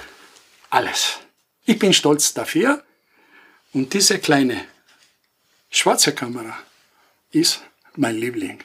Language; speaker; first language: German; non-native, fluent; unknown